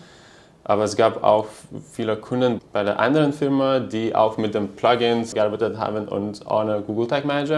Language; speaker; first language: German; non-native, learner; Lithuanian